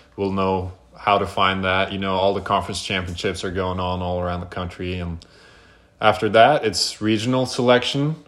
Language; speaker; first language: English; non-native, fluent; Norwegian